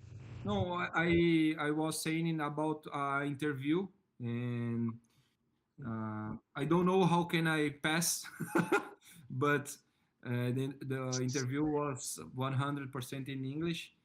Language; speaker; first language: English; non-native, learner; Portuguese